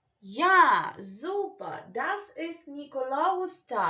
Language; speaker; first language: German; non-native, fluent; Ukrainian